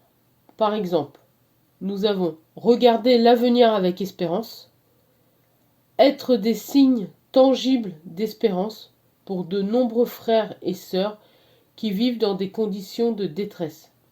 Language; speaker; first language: French; native; French